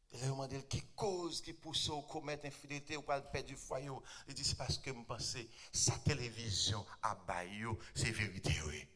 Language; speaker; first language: French; non-native, local second language; Haitian Creole